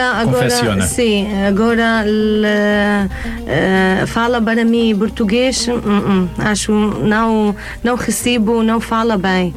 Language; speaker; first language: Portuguese; non-native, learner; Arabic